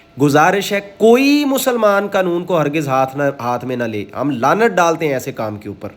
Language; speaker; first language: Urdu; non-native, local second language; Punjabi